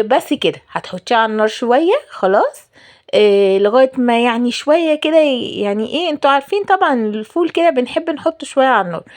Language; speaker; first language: Arabic; native; Arabic